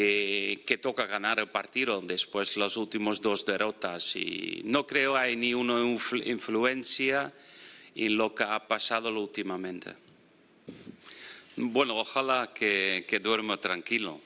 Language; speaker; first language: Spanish; non-native, fluent; Dutch